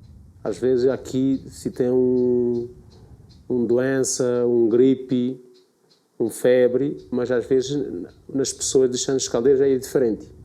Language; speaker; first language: Portuguese; non-native, local second language; Kabuverdianu